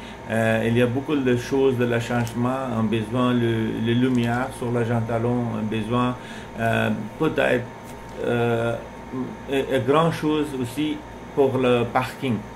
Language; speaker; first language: French; non-native, learner; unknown